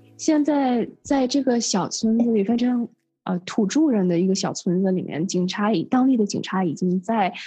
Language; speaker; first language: Chinese; early bilingual, heritage; Chinese